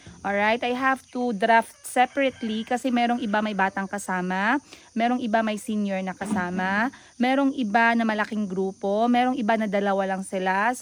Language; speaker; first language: Filipino; non-native, local second language; Cebuano